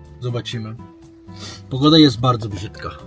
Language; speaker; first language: Polish; non-native, learner; Italian